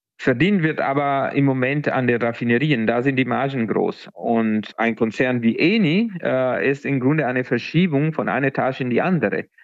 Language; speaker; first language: German; non-native, fluent; Italian